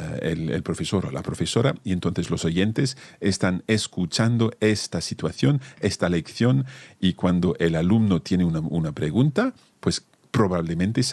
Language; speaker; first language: Spanish; non-native, fluent; English